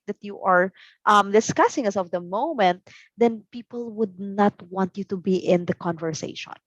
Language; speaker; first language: English; non-native, local second language; Cebuano